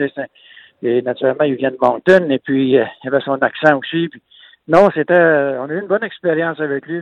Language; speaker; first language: French; native; French